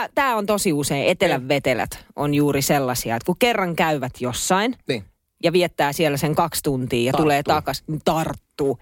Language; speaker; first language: Finnish; native; Finnish